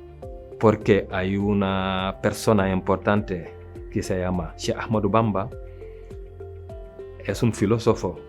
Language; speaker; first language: Spanish; non-native, local second language; French